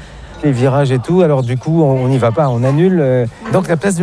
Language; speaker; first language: French; native; French